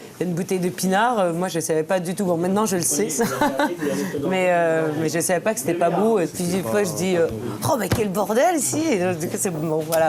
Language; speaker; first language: French; native; French